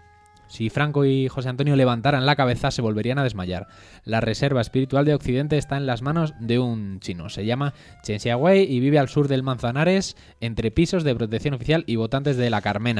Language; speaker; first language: Spanish; native; Spanish